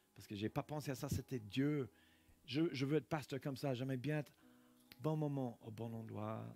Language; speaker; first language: French; non-native, fluent; English